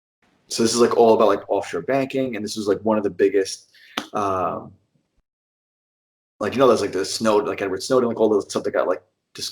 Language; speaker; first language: English; native; English